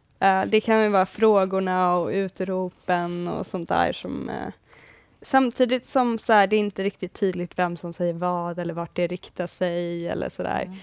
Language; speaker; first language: Swedish; native; Swedish